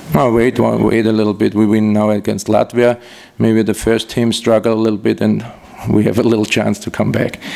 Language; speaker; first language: English; non-native, fluent; German